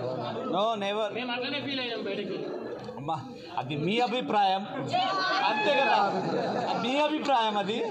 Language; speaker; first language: Telugu; non-native, learner; Hindi